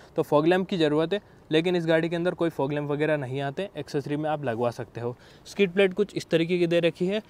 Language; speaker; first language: Hindi; native; Hindi